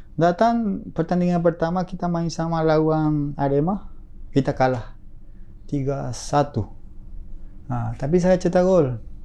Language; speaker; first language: Indonesian; non-native, fluent; Spanish